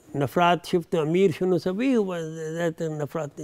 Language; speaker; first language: Arabic; non-native, fluent; Urdu